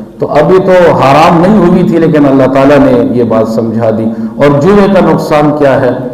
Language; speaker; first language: Urdu; non-native, local second language; Pashto